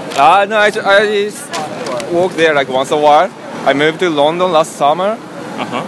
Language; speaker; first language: English; non-native, learner; Japanese